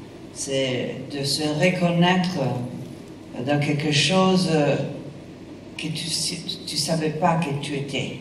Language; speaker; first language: French; non-native, fluent; Italian